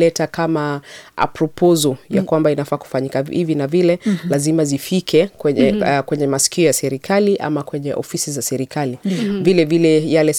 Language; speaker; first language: Swahili; non-native, local second language; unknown